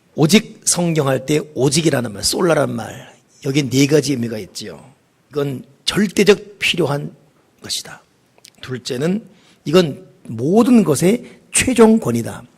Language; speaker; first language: Korean; native; Korean